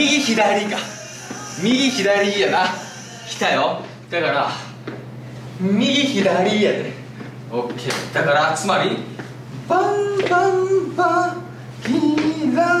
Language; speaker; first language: Japanese; native; Japanese